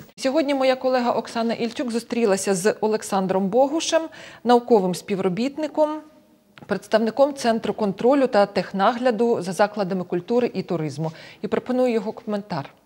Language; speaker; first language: Ukrainian; native; Ukrainian